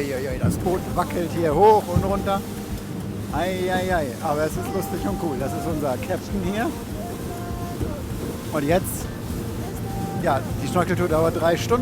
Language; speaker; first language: German; native; German